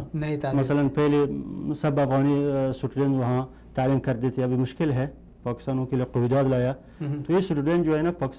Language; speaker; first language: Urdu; non-native, fluent; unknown